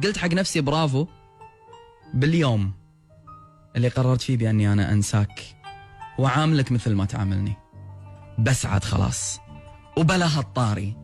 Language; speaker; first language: Arabic; native; Arabic